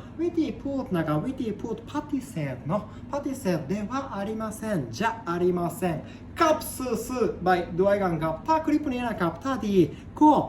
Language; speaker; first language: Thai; non-native, learner; Japanese